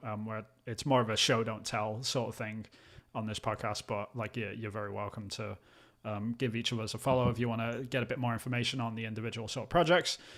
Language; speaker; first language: English; native; English